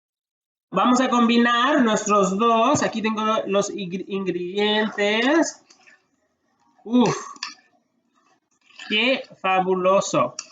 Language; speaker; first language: Spanish; early bilingual, heritage; English